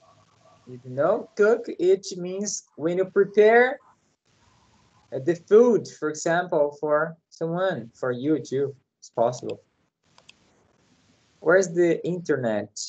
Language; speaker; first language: English; non-native, learner; Portuguese